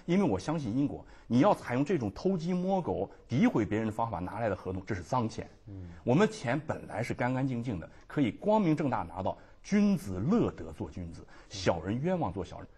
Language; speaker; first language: Chinese; native; Chinese